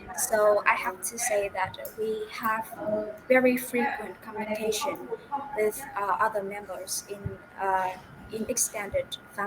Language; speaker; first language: English; non-native, fluent; Vietnamese